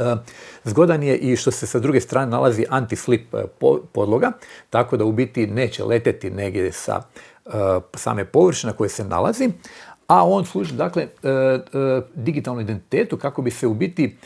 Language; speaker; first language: Croatian; native; Croatian